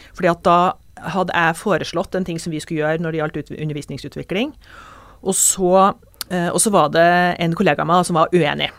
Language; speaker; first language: Norwegian; native; Norwegian